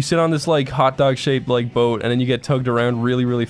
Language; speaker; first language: English; native; English